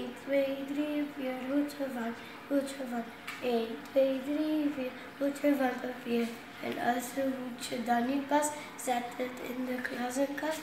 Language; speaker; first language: Dutch; non-native, local second language; Papiamento